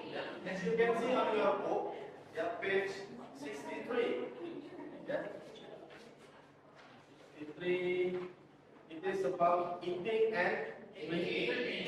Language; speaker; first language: English; non-native, learner; Indonesian